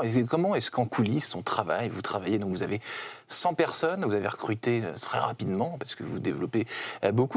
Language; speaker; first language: French; native; French